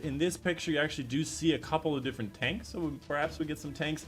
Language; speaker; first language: English; native; English